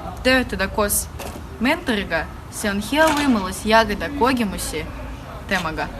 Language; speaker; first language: Estonian; non-native, local second language; Russian